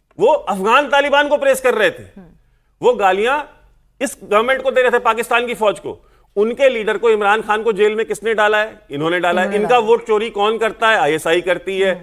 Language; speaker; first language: Hindi; native; Hindi